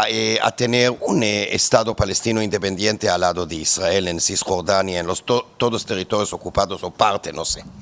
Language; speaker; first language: Spanish; non-native, fluent; Hebrew